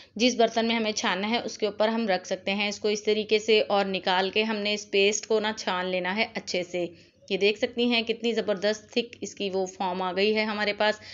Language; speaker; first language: Urdu; native; Urdu